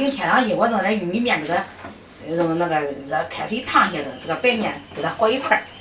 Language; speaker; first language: Chinese; native; Chinese